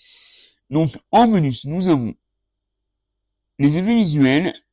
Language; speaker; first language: French; native; French